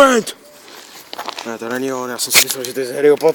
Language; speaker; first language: Czech; native; Czech